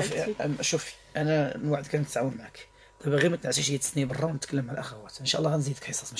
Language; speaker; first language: Arabic; native; Arabic